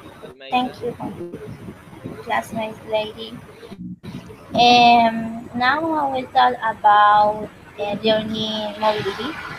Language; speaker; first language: English; non-native, learner; Spanish